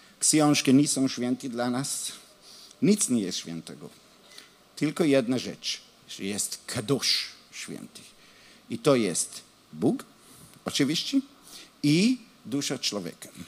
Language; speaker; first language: Polish; non-native, learner; Hebrew